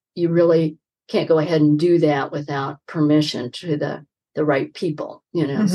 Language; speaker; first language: English; native; English